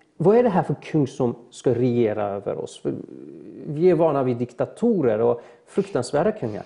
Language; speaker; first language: Swedish; early bilingual, other home language; Persian